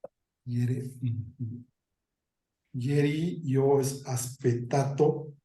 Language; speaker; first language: Italian; non-native, learner; Spanish